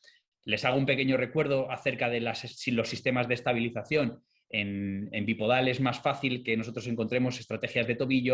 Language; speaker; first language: Spanish; native; Spanish